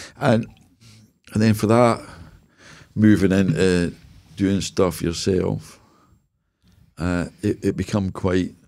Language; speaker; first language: English; native; English